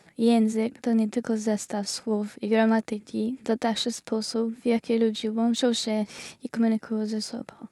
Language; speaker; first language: Polish; non-native, learner; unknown